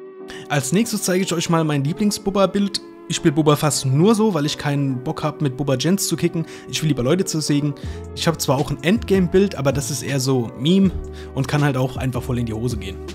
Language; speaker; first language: German; native; German